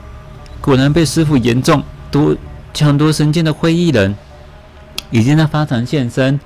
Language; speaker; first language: Chinese; native; Chinese